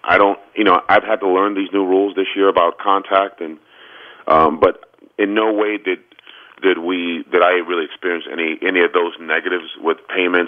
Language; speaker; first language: English; native; English